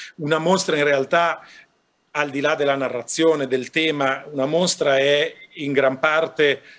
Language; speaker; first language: Italian; native; Italian